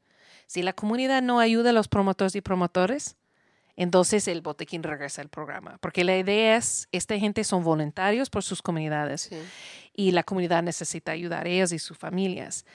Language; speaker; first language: Spanish; non-native, learner; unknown